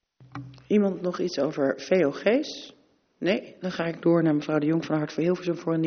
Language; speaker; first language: Dutch; native; Dutch